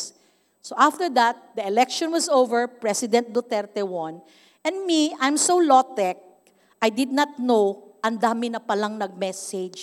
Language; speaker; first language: English; non-native, local second language; Cebuano